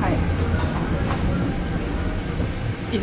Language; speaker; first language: Japanese; non-native, fluent; Vietnamese